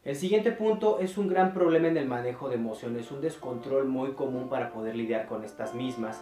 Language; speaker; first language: Spanish; native; Spanish